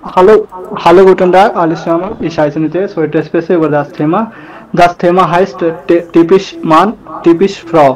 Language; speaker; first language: German; non-native, learner; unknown